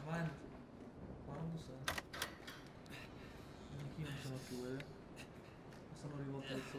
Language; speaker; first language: Italian; native; Italian